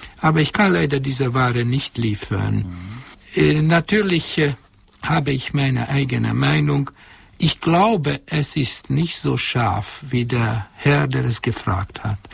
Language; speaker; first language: German; non-native, fluent; Hungarian